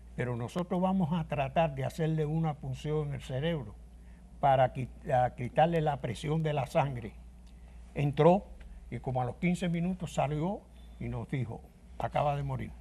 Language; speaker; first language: Spanish; native; Spanish